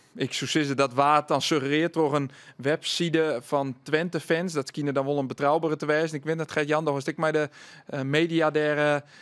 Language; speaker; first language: Dutch; native; Dutch